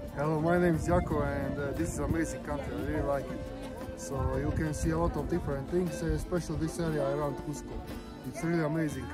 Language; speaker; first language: English; non-native, fluent; Hebrew